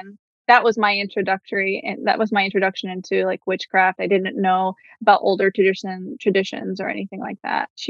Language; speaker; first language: English; native; English